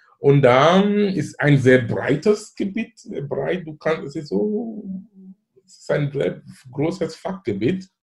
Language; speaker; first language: German; non-native, fluent; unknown